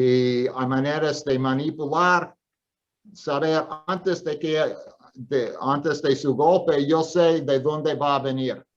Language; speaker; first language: Spanish; non-native, fluent; English